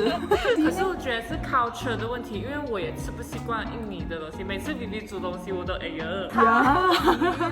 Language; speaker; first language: Chinese; native; Chinese